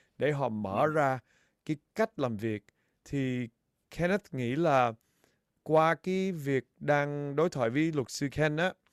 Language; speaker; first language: Vietnamese; early bilingual, heritage; Vietnamese